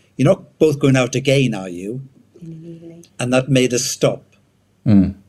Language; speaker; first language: English; native; English